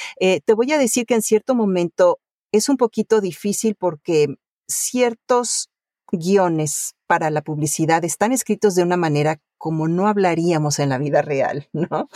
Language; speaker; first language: Spanish; early bilingual, other home language; Italian